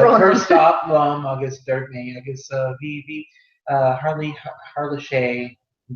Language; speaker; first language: Irish; non-native, learner; English